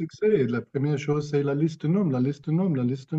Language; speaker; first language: French; non-native, fluent; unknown